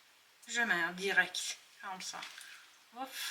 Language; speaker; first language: French; non-native, learner; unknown